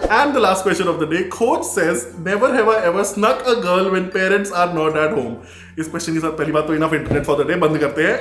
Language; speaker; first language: Hindi; native; Hindi